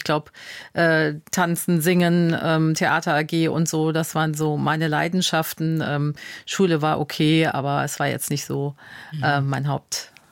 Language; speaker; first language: German; native; German